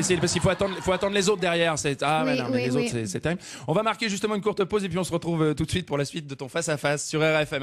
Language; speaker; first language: French; native; French